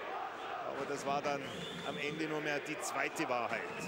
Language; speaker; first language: German; native; German